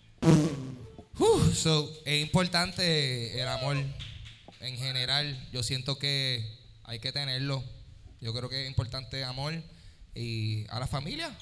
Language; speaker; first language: Spanish; native; Spanish